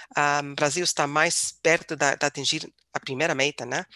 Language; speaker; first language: Portuguese; non-native, fluent; English